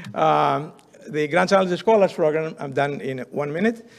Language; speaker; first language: English; non-native, fluent; Greek